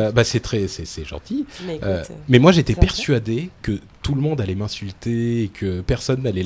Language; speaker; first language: French; native; French